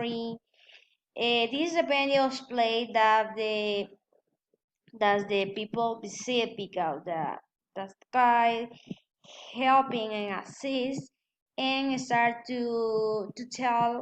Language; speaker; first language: English; non-native, learner; Spanish